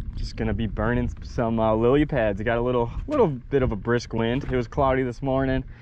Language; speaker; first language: English; native; English